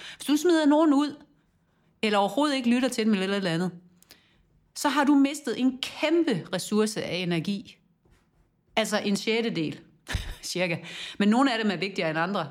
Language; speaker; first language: Danish; native; Danish